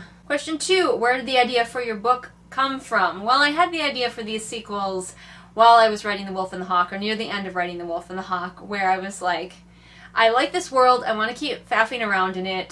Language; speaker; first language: English; native; English